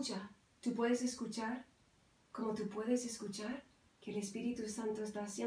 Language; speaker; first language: Spanish; non-native, fluent; English